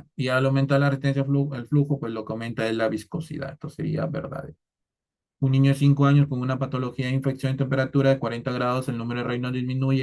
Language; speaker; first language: Spanish; native; Spanish